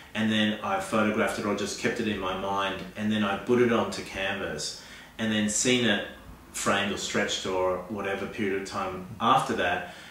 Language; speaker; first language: English; native; English